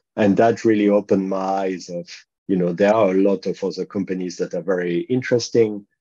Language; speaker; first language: English; non-native, fluent; French